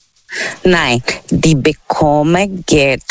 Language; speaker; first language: German; non-native, learner; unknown